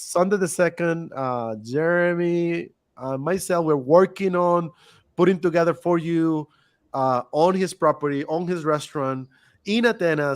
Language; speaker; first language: English; non-native, fluent; Spanish